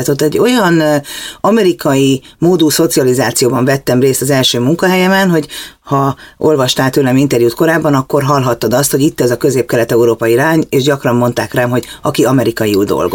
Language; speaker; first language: Hungarian; native; Hungarian